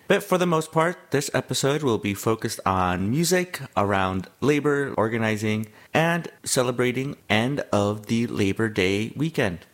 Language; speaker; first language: English; early bilingual, other home language; Spanish